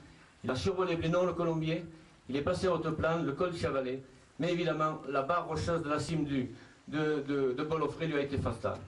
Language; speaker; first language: French; native; French